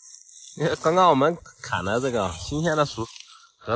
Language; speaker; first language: Chinese; native; Chinese